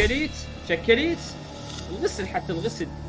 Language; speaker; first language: Arabic; native; Arabic